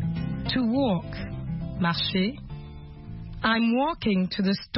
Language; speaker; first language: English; non-native, fluent; French